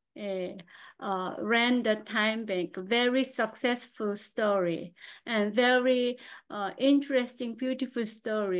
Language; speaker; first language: English; non-native, fluent; Korean